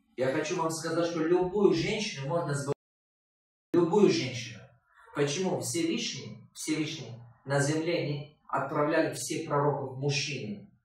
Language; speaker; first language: Russian; non-native, local second language; Tajik